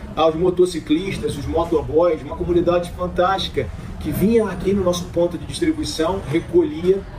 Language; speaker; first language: Portuguese; native; Portuguese